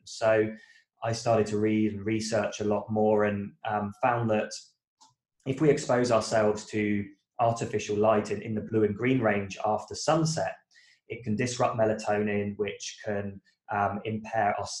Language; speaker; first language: English; native; English